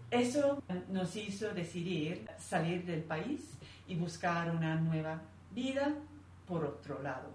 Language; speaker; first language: Spanish; non-native, fluent; English